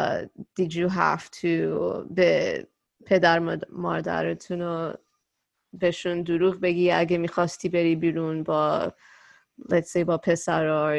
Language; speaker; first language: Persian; early bilingual, heritage; Persian